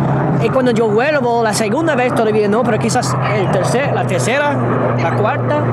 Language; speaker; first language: Spanish; non-native, fluent; English